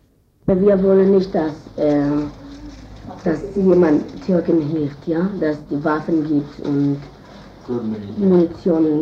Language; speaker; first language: German; non-native, learner; Kurdish